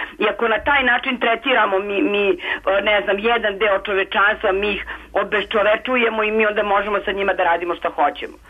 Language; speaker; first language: Serbian; native; Serbian